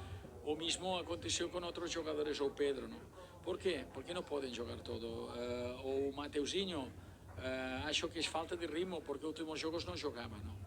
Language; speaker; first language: Portuguese; non-native, learner; Spanish